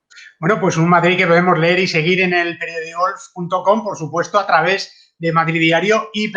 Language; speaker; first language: Spanish; native; Spanish